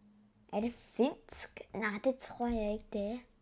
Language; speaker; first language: Danish; early bilingual, other home language; Spanish